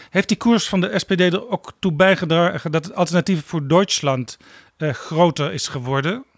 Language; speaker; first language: Dutch; native; Dutch